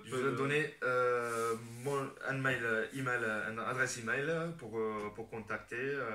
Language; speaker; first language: French; non-native, fluent; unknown